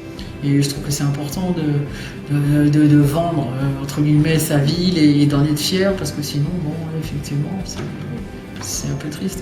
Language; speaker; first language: French; native; French